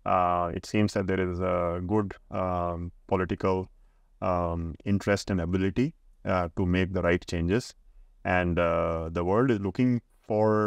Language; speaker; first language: English; non-native, local second language; Hindi